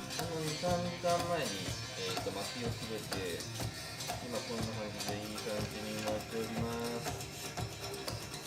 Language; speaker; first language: Japanese; native; Japanese